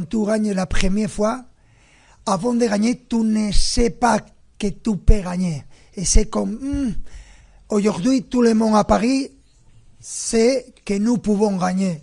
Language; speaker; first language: French; non-native, fluent; Spanish